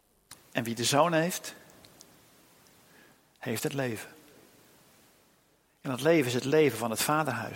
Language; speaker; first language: Dutch; native; Dutch